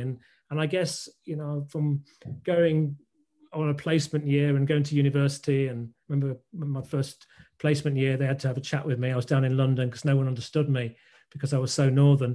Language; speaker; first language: English; native; English